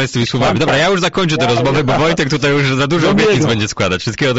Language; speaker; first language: Polish; native; Polish